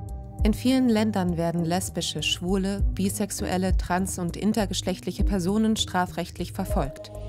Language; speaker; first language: German; native; German